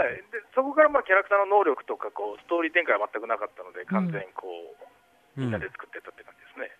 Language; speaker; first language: Japanese; native; Japanese